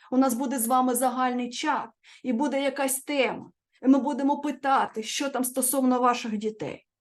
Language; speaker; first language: Ukrainian; non-native, local second language; Russian